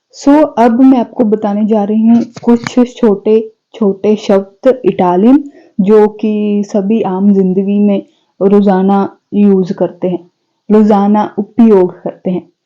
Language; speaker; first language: Hindi; non-native, local second language; Punjabi